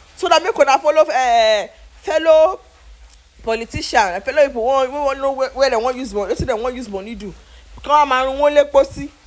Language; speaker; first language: Nigerian Pidgin; non-native, local second language; Yoruba